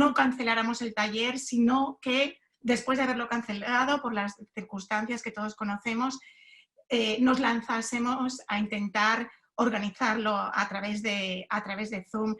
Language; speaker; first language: Spanish; native; Spanish